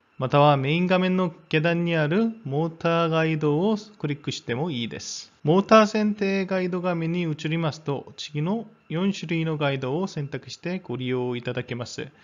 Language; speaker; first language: Japanese; non-native, fluent; Korean